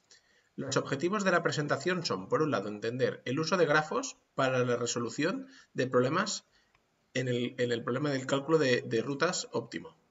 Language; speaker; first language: Spanish; native; Spanish